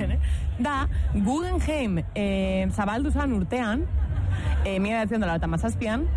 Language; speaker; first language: Basque; native; Basque